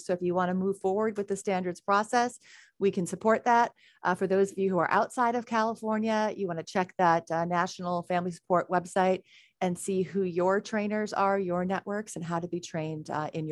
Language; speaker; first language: English; native; English